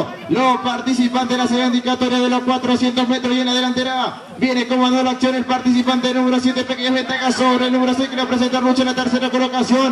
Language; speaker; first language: Spanish; native; Spanish